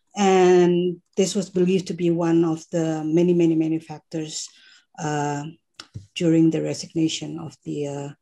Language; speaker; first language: English; non-native, fluent; Indonesian